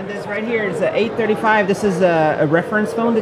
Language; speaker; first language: English; non-native, fluent; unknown